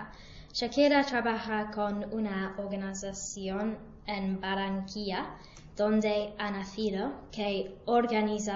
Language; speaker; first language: Spanish; non-native, learner; English